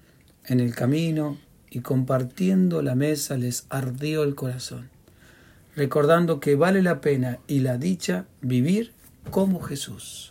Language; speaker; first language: Spanish; native; Spanish